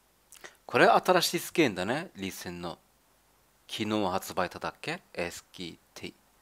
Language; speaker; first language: Japanese; non-native, learner; German